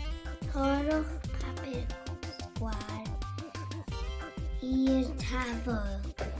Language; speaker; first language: Welsh; non-native, local second language; English